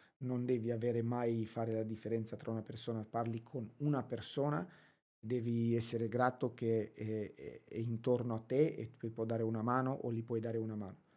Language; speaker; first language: Italian; non-native, fluent; Romanian